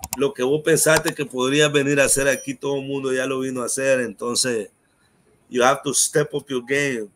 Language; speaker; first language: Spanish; non-native, local second language; English